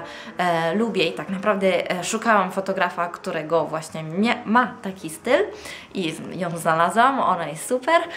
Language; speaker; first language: Polish; non-native, fluent; Italian